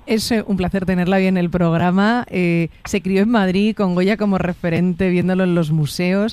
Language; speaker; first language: Spanish; native; Spanish